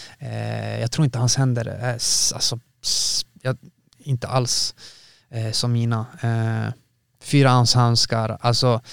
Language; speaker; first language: Swedish; native; Swedish